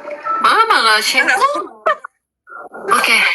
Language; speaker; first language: English; non-native, learner; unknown